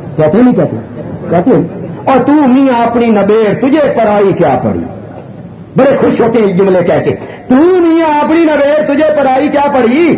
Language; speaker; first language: Urdu; non-native, local second language; Punjabi